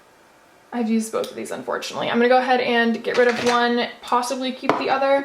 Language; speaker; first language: English; native; English